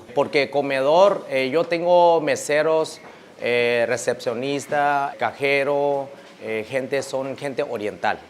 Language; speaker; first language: Spanish; early bilingual, other home language; Chinese